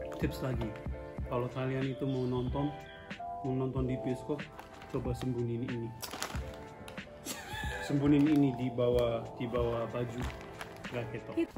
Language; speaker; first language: Indonesian; non-native, fluent; English